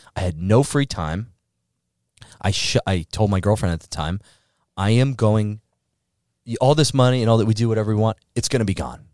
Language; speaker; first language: English; native; English